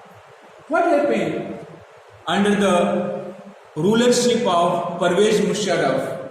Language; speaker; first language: English; non-native, local second language; Hindi